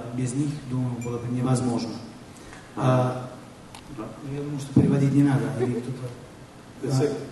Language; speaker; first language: Russian; non-native, fluent; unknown